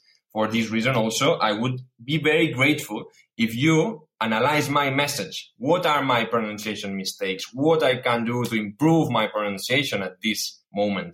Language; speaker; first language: English; non-native, fluent; Catalan